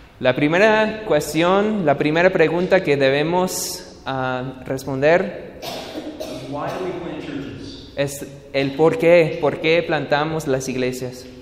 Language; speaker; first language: Spanish; non-native, learner; English